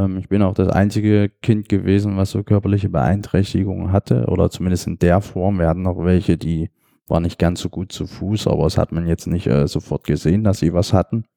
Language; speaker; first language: German; native; German